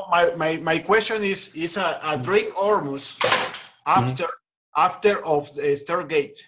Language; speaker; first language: English; non-native, learner; Spanish